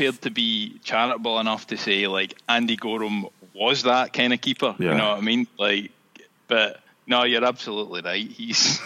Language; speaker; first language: English; native; English